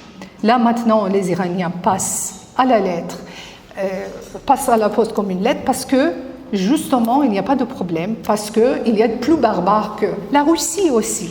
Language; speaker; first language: French; non-native, fluent; Persian